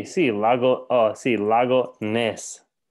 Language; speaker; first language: Spanish; non-native, learner; English